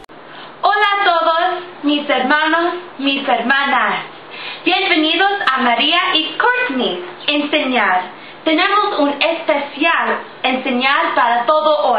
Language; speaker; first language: Spanish; non-native, learner; English